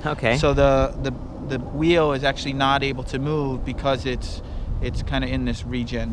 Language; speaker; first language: English; native; English